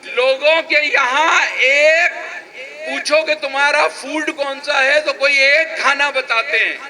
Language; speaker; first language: Urdu; native; Urdu